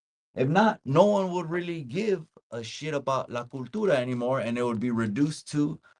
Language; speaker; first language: English; early bilingual, other home language; Spanish